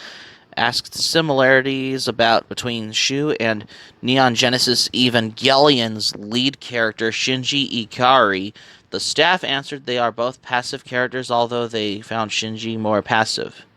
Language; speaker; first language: English; native; English